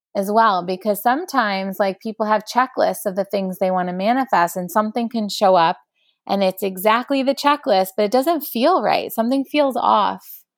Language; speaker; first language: English; native; English